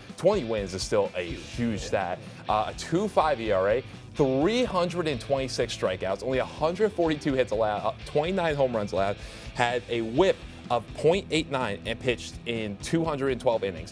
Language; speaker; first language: English; native; English